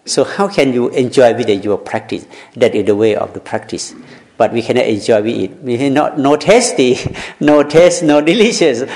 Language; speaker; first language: English; non-native, learner; Thai